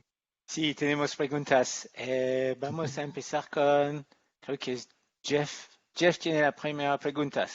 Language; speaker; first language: Spanish; non-native, learner; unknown